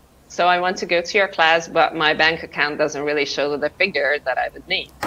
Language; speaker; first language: English; non-native, fluent; Hungarian